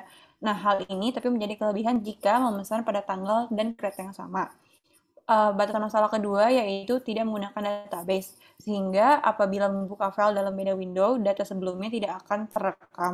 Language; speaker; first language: Indonesian; native; Indonesian